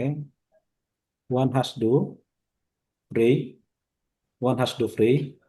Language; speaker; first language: German; non-native, learner; Indonesian